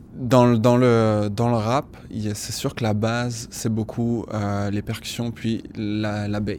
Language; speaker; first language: French; native; French